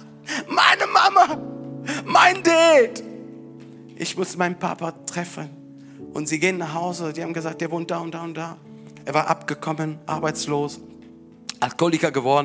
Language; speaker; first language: German; non-native, fluent; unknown